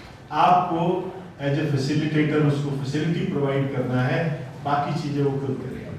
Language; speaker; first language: Hindi; native; Hindi